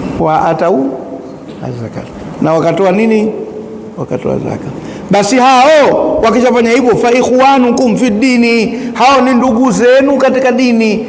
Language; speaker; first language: Swahili; native; Swahili